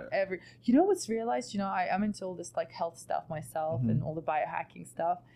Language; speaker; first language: English; non-native, fluent; Latvian